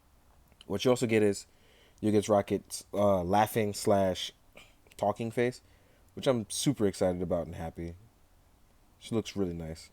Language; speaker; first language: English; native; English